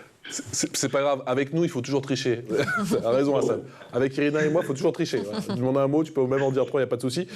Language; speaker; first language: French; native; French